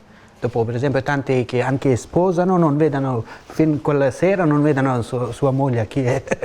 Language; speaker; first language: Italian; non-native, learner; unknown